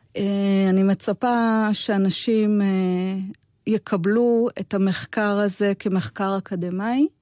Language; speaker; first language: Hebrew; native; Hebrew